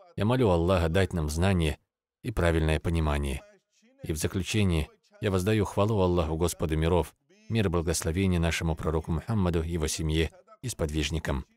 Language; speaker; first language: Russian; non-native, local second language; Avaric